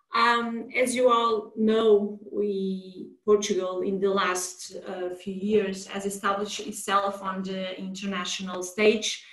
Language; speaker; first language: English; non-native, fluent; Portuguese